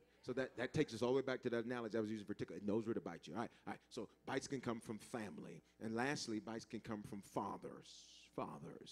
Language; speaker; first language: English; native; English